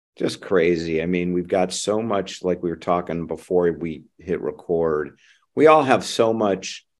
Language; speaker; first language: English; native; English